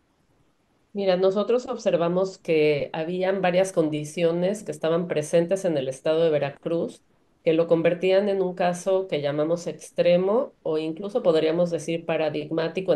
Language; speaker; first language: Spanish; native; Spanish